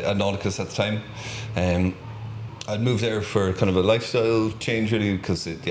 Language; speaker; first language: English; native; English